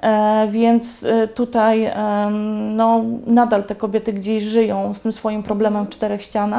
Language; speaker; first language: Polish; native; Polish